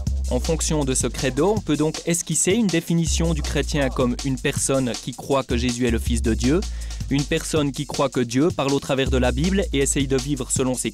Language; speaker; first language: French; native; French